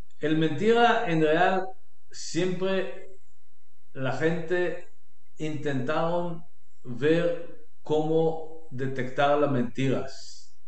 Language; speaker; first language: Spanish; non-native, learner; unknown